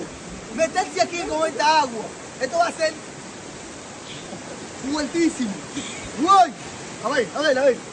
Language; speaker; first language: Spanish; native; Spanish